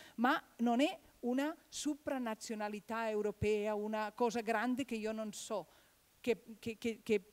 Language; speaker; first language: Italian; non-native, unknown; Catalan